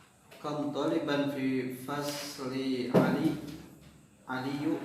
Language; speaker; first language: Arabic; non-native, learner; Indonesian